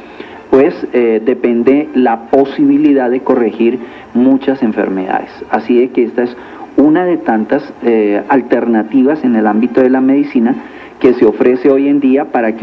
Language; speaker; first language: Spanish; native; Spanish